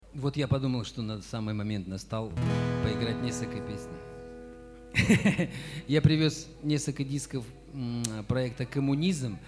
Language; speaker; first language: Russian; native; Russian